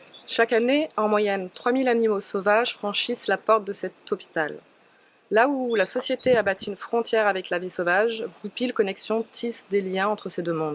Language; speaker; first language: French; native; French